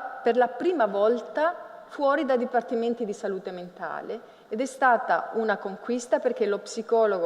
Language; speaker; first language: Italian; native; Italian